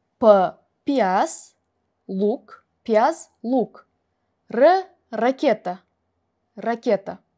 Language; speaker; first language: Russian; non-native, local second language; Kara-Kalpak